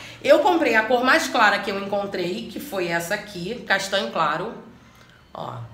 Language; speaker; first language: Portuguese; native; Portuguese